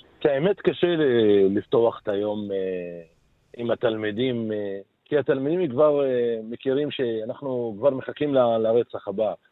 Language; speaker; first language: Hebrew; non-native, local second language; Arabic